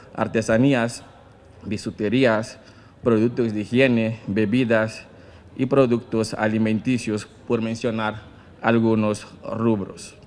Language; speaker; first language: Spanish; non-native, fluent; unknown